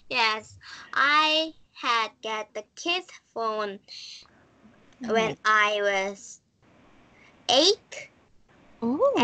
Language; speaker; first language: English; non-native, learner; Korean